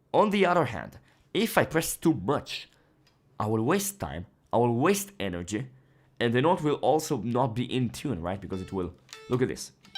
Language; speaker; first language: English; non-native, fluent; Hebrew